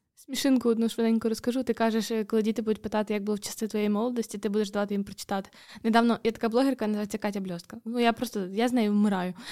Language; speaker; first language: Ukrainian; native; Ukrainian